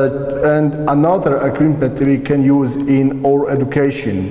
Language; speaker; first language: English; non-native, learner; Bosnian